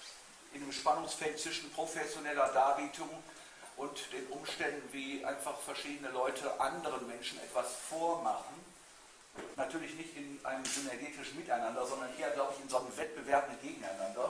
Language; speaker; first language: German; native; German